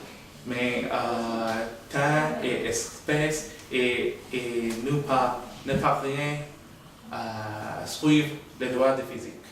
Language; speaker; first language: French; non-native, learner; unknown